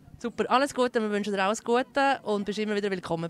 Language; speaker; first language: German; native; German